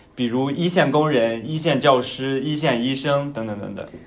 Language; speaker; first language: Chinese; native; Chinese